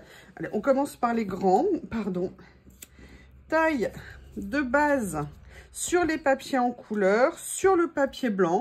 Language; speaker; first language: French; native; French